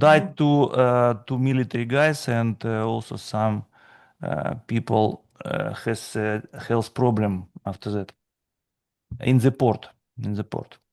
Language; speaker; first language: English; non-native, fluent; Russian